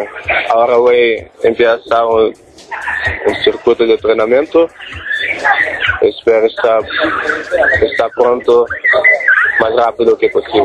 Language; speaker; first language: Spanish; non-native, learner; Portuguese